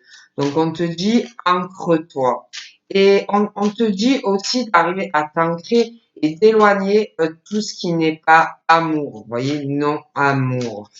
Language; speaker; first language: French; native; French